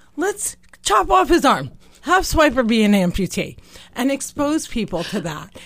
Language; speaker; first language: English; native; English